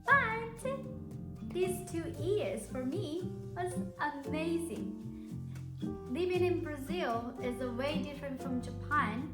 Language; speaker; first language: English; non-native, fluent; Japanese